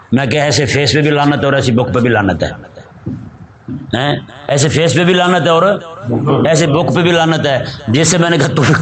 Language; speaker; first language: Urdu; non-native, local second language; Punjabi